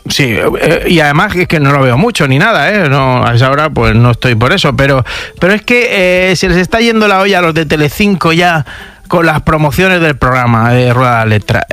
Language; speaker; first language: Spanish; native; Spanish